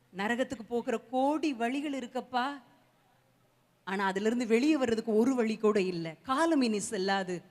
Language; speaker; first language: Tamil; native; Tamil